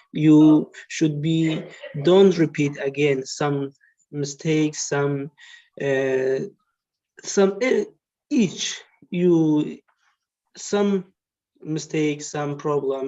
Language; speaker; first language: English; non-native, learner; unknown